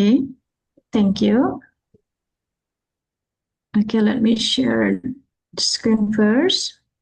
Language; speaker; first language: English; non-native, fluent; Indonesian